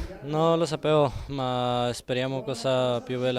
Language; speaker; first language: Italian; non-native, learner; Spanish